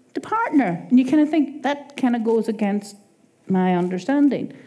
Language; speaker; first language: English; native; English